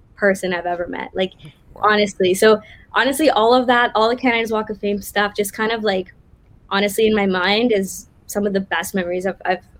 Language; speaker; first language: English; native; English